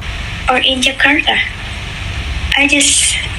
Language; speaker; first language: English; non-native, fluent; Indonesian